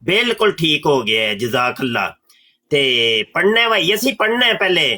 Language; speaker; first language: Urdu; non-native, local second language; Punjabi